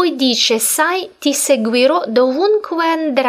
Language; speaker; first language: Italian; non-native, fluent; Russian